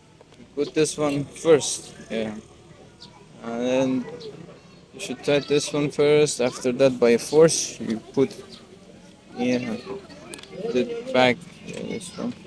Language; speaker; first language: English; non-native, learner; Persian